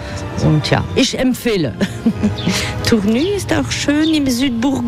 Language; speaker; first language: German; non-native, fluent; French